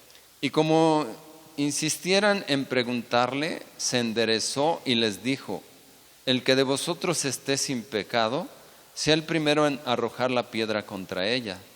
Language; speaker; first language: Spanish; native; Spanish